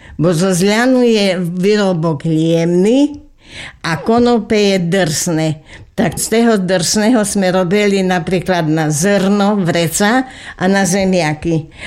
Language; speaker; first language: Slovak; native; Slovak